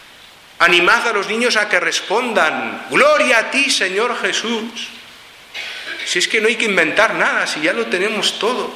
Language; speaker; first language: Spanish; native; Spanish